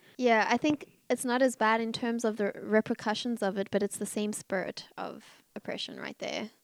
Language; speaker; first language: English; native; English